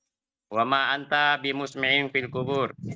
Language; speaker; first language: Arabic; non-native, learner; Indonesian